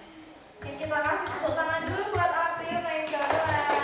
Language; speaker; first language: Indonesian; native; Indonesian